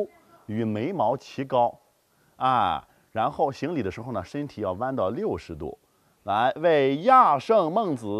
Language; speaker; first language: Chinese; native; Chinese